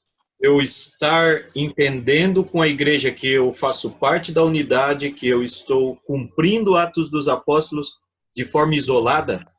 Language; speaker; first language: Portuguese; native; Portuguese